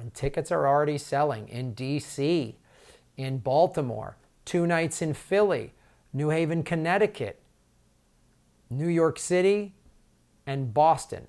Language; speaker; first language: English; native; English